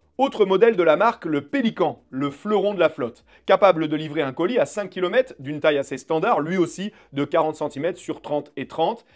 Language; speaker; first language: French; native; French